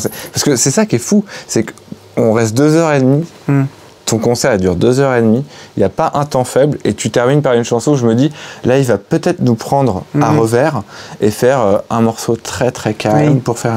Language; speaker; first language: French; native; French